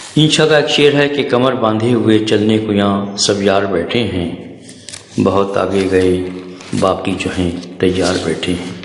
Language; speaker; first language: Urdu; native; Urdu